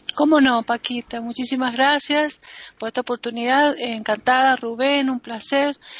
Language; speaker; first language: Spanish; native; Spanish